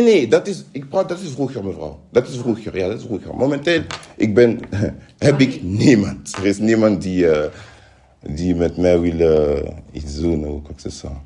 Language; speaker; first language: Dutch; non-native, fluent; French